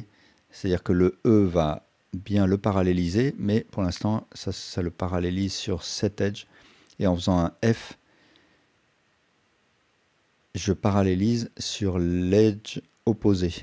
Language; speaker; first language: French; native; French